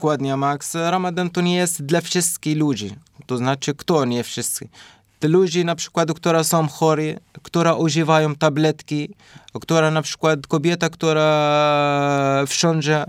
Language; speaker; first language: Polish; non-native, learner; Arabic